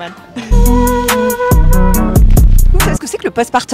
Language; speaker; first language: French; native; French